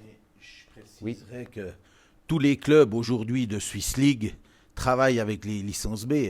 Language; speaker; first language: French; native; French